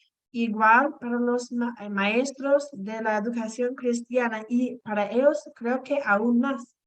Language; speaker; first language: Spanish; non-native, fluent; English